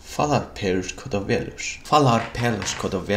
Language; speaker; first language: Portuguese; non-native, learner; English